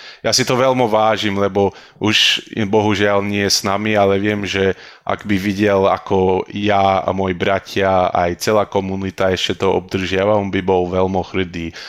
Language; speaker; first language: Slovak; early bilingual, heritage; Slovak